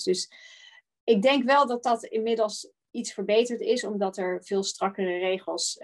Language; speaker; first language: Dutch; native; Dutch